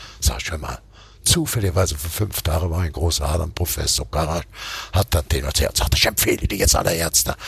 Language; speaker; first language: German; native; German